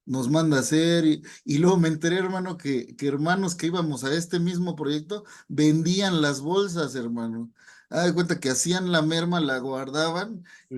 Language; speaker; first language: Spanish; native; Spanish